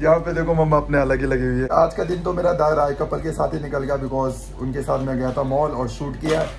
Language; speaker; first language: Hindi; non-native, local second language; Nepali